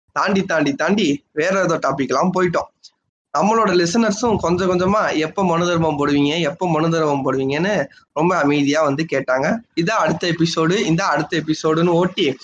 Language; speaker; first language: Tamil; non-native, local second language; Telugu